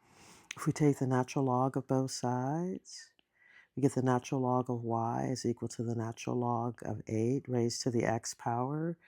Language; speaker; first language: English; native; English